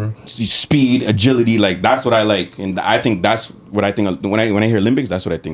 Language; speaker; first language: English; native; English